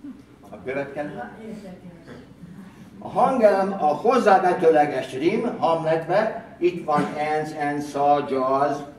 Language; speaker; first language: Hungarian; early bilingual, heritage; Hungarian